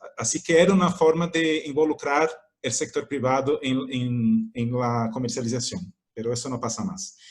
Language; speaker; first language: Spanish; non-native, fluent; Portuguese